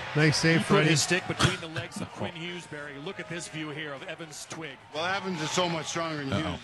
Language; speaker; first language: English; native; English